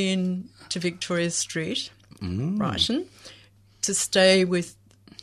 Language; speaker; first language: English; native; English